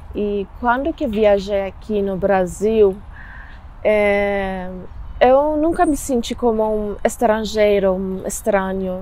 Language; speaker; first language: Portuguese; non-native, learner; Persian